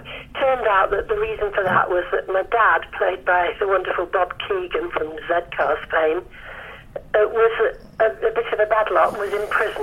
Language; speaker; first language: English; native; English